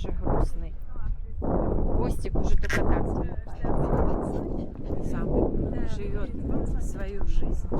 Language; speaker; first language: Russian; native; Russian